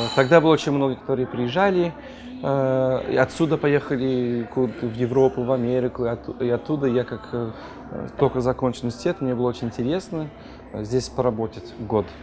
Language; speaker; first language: Russian; non-native, fluent; English